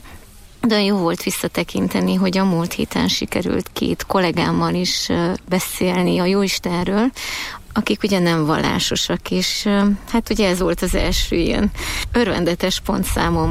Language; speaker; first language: Hungarian; native; Hungarian